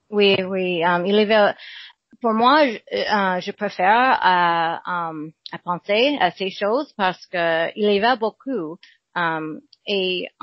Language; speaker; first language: French; non-native, learner; English